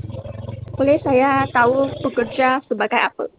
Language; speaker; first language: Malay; non-native, local second language; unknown